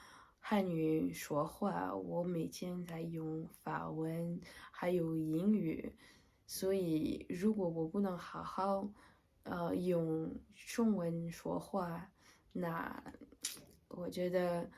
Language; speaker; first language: Chinese; non-native, learner; French